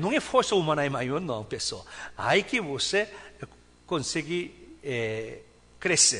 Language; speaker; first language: Portuguese; non-native, fluent; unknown